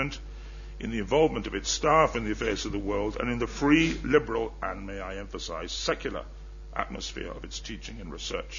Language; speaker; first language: English; native; English